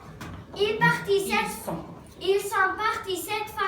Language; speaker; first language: French; non-native, learner; Arabic